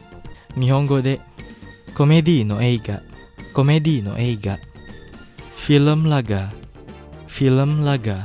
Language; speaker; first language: Japanese; non-native, fluent; Indonesian